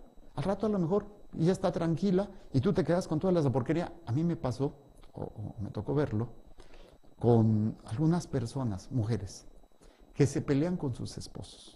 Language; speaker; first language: Spanish; native; Spanish